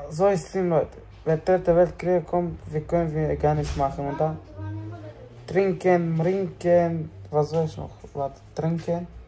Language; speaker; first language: German; non-native, learner; Bulgarian